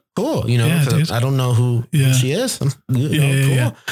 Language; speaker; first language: English; early bilingual, other home language; Spanish